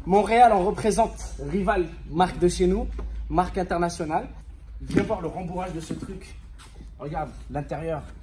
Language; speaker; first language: French; native; French